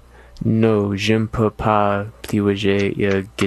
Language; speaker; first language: French; non-native, learner; English